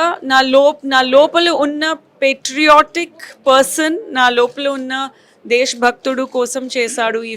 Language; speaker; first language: Telugu; non-native, fluent; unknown